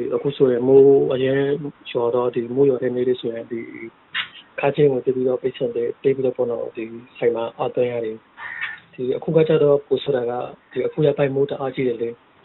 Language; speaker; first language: Burmese; native; Burmese